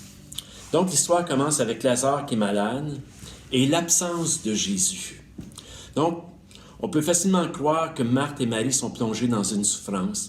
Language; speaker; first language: French; native; French